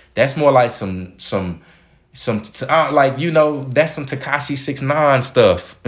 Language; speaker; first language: English; native; English